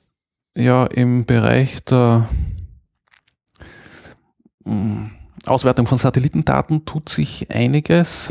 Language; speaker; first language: German; native; German